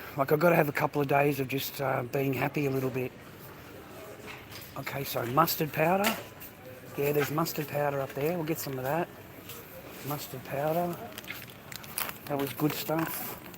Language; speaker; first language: English; native; English